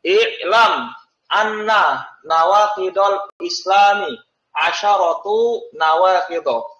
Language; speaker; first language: Arabic; non-native, fluent; Indonesian